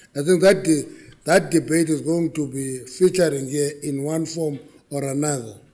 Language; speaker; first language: English; non-native, local second language; Xhosa